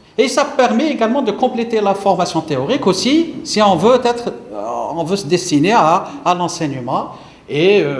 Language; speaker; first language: French; non-native, local second language; Arabic